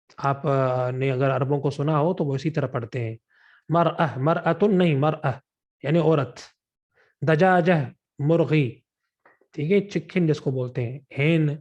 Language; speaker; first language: Urdu; non-native, local second language; Sindhi